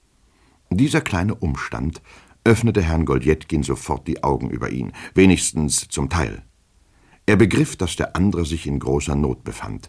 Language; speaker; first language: German; native; German